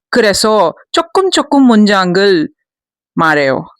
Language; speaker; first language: Korean; non-native, learner; Telugu